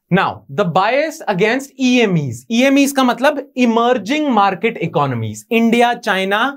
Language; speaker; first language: Hindi; native; Hindi